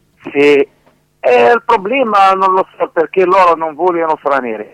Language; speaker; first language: Italian; non-native, learner; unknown